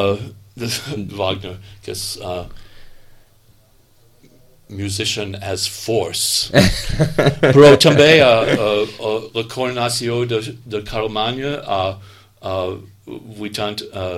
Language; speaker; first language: Catalan; non-native, learner; English